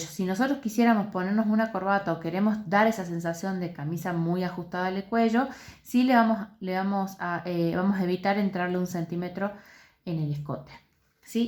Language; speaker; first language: Spanish; native; Spanish